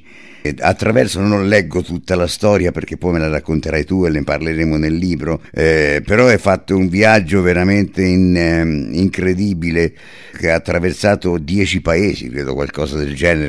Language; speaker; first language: Italian; native; Italian